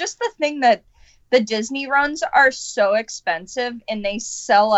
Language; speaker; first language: English; native; English